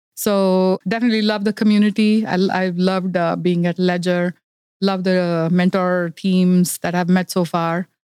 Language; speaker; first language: English; non-native, local second language; Kannada